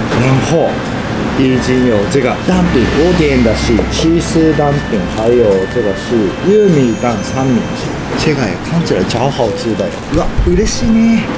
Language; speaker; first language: Chinese; non-native, fluent; Japanese